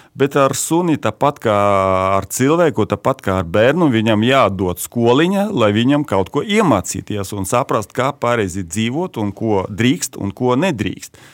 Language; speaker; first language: Latvian; non-native, local second language; Russian